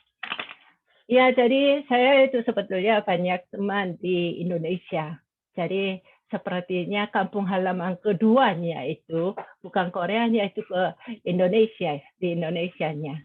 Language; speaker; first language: Indonesian; non-native, fluent; Korean